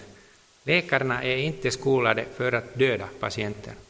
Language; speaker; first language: Swedish; non-native, local second language; Finnish